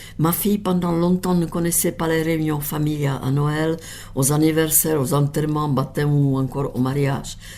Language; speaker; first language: French; non-native, fluent; Czech